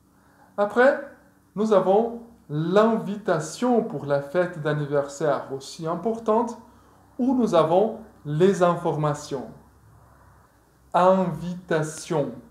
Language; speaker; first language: French; non-native, fluent; Portuguese